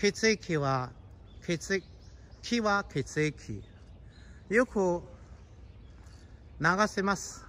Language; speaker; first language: Japanese; non-native, fluent; Chinese